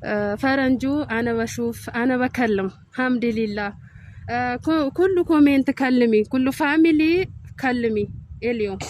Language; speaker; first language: Arabic; non-native, learner; Amharic